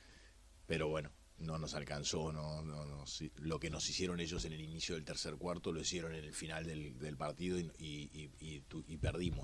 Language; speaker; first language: Spanish; native; Spanish